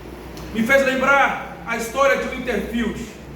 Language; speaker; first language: Portuguese; native; Portuguese